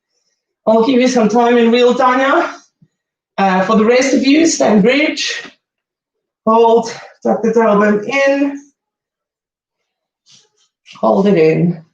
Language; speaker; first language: English; native; English